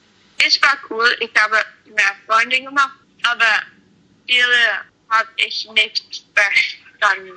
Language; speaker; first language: German; non-native, learner; English